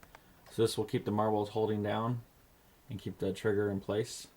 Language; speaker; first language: English; native; English